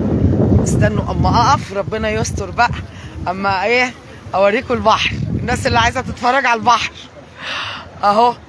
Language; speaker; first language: Arabic; native; Arabic